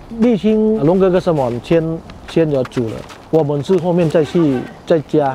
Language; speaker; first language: Chinese; non-native, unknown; Thai